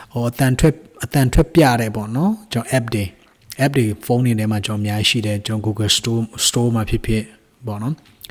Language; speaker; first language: Burmese; native; Burmese